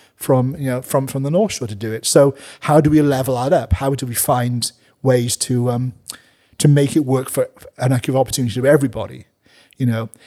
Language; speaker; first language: English; native; English